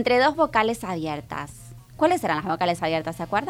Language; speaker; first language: Spanish; native; Spanish